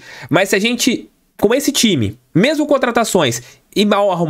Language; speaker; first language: Portuguese; native; Portuguese